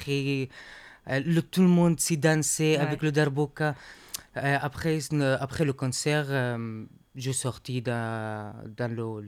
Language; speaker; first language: French; non-native, learner; Arabic